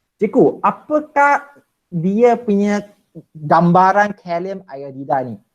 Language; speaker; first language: Malay; non-native, local second language; Chinese